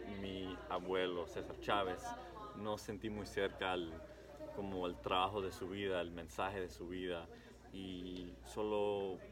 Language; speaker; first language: Spanish; early bilingual, heritage; English